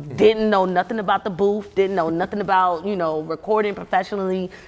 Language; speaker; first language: English; native; English